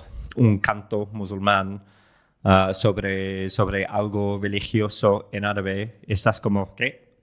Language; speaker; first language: Spanish; non-native, fluent; English